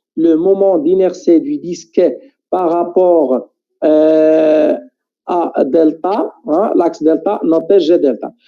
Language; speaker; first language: French; non-native, local second language; Arabic